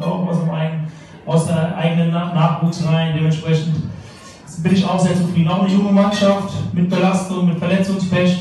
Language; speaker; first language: German; native; German